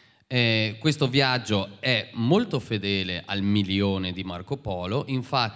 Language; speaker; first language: Italian; native; Italian